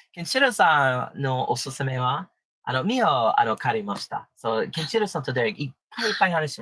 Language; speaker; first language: Japanese; non-native, learner; English